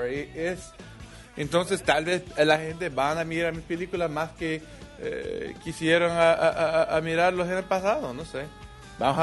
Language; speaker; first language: Spanish; non-native, learner; English